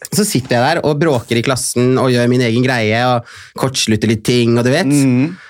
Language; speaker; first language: Norwegian; native; Norwegian